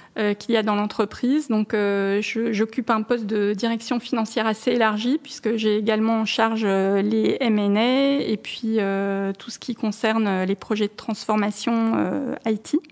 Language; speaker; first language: French; early bilingual, other home language; Arabic